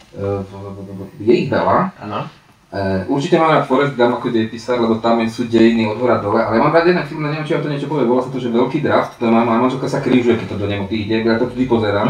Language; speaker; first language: Slovak; non-native, local second language; Hungarian